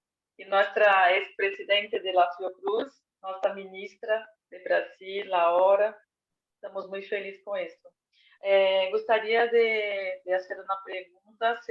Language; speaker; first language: Spanish; non-native, fluent; Portuguese